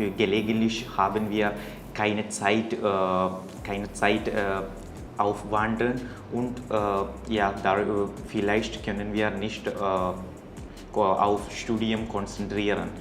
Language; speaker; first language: German; non-native, learner; Malayalam